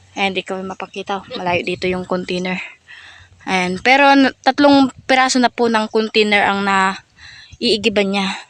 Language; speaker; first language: Filipino; non-native, local second language; Cebuano